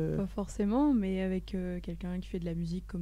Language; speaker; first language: French; native; French